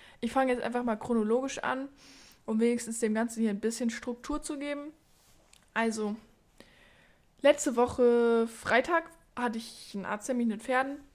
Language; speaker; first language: German; native; German